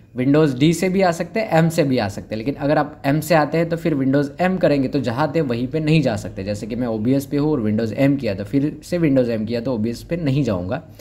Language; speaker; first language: Hindi; non-native, local second language; Marathi